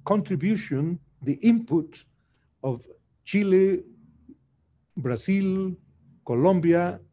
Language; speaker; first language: English; non-native, fluent; Spanish